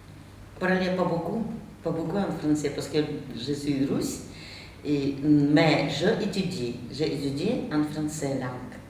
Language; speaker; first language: French; non-native, learner; Russian